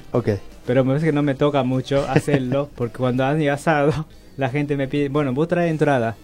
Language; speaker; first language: Spanish; non-native, learner; Japanese